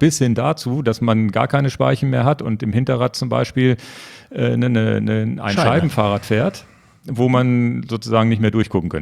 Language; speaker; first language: German; native; German